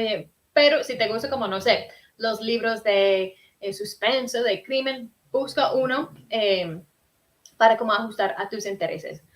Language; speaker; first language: Spanish; early bilingual, heritage; Spanish